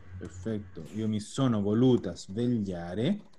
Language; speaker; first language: Italian; non-native, fluent; Spanish